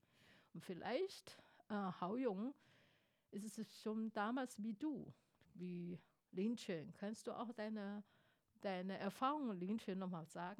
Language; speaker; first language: German; non-native, fluent; Chinese